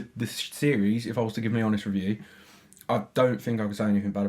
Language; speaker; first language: English; native; English